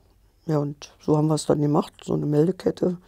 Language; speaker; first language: German; native; German